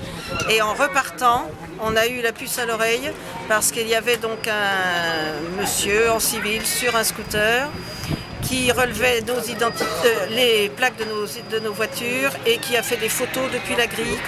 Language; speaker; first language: French; native; French